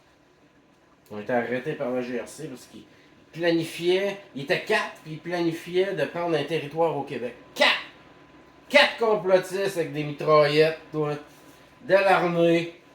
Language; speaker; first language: French; native; French